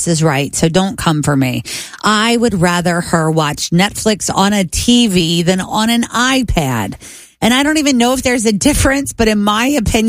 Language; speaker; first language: English; native; English